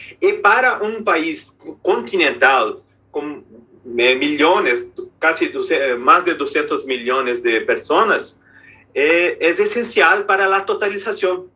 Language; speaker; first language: Spanish; non-native, fluent; Portuguese